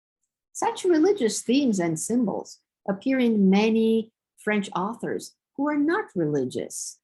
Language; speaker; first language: English; non-native, fluent; Romanian